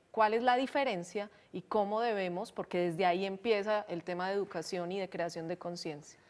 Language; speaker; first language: Spanish; native; Spanish